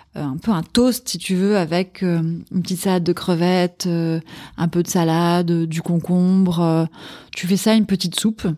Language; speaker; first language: French; native; French